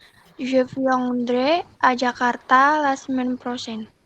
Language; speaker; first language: French; non-native, learner; Indonesian